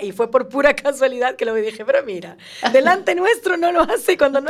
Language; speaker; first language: Spanish; native; Spanish